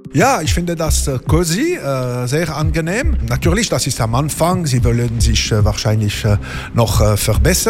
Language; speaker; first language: German; non-native, fluent; French